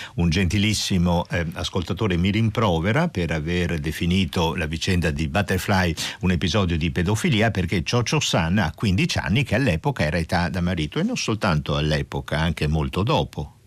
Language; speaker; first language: Italian; native; Italian